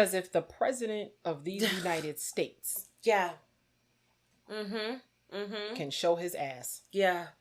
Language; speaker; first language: English; native; English